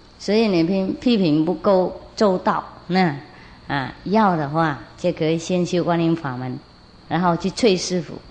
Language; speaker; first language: Chinese; non-native, fluent; Vietnamese